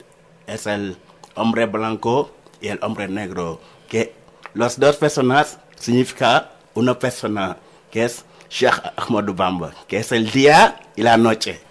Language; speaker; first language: Spanish; non-native, learner; Wolof